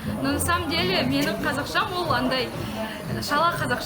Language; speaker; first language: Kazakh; non-native, learner; Yakut